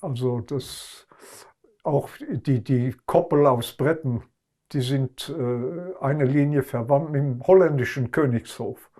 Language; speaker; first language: German; non-native, local second language; Luxembourgish